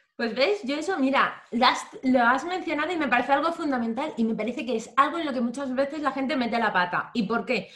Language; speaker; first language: Spanish; native; Spanish